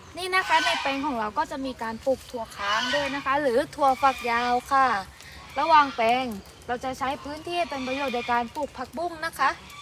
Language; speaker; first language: Thai; native; Thai